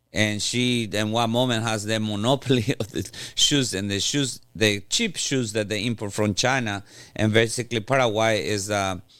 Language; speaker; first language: English; non-native, fluent; Spanish